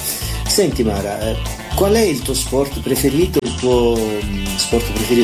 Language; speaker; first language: Italian; native; Italian